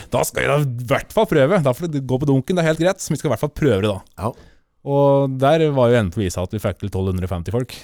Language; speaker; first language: Norwegian; native; Norwegian